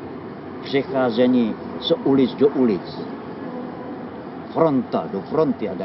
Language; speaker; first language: Czech; non-native, fluent; Indonesian